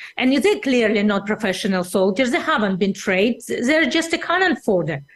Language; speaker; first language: English; non-native, fluent; Russian